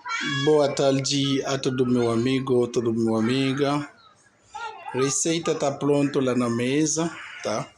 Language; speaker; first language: Portuguese; non-native, learner; Haitian Creole